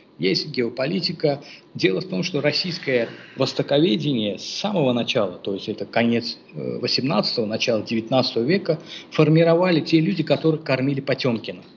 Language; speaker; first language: Russian; non-native, local second language; Azerbaijani